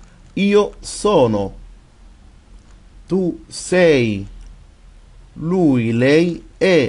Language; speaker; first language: Italian; non-native, fluent; Arabic